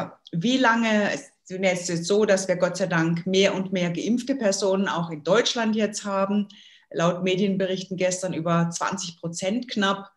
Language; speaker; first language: German; native; German